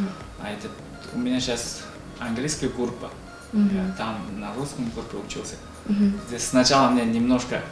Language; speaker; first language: Russian; non-native, learner; Uzbek